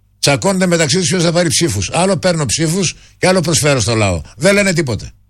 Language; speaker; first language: Greek; native; Greek